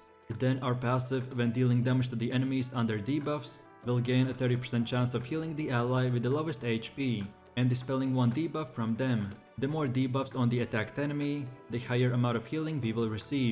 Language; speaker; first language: English; non-native, fluent; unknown